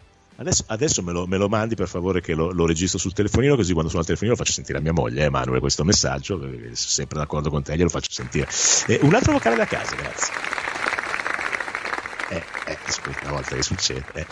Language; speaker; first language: Italian; native; Italian